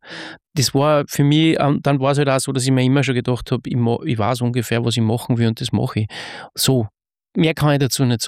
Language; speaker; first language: German; native; German